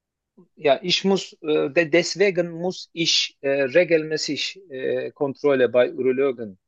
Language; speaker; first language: German; non-native, learner; Turkish